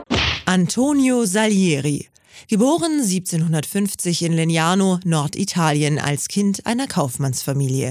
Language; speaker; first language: German; native; German